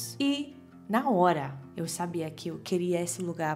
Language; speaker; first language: Portuguese; non-native, fluent; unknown